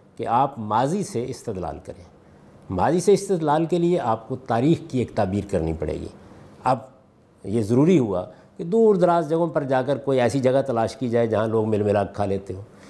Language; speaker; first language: Urdu; non-native, local second language; Punjabi